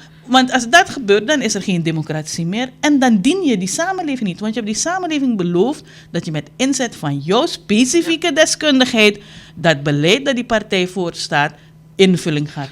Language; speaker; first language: Dutch; native; Dutch